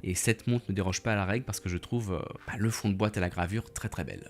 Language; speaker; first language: French; native; French